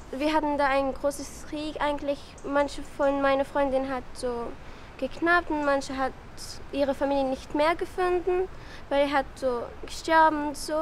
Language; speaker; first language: German; non-native, learner; Arabic